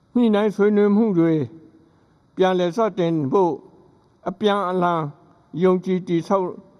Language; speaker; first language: Burmese; non-native, local second language; S'gaw Karen